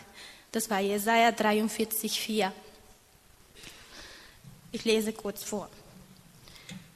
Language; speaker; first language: German; non-native, fluent; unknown